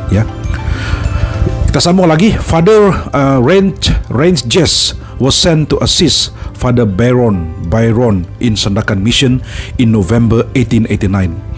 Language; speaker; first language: English; non-native, local second language; Malay